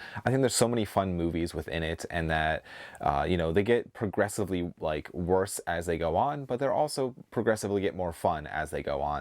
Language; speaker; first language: English; native; English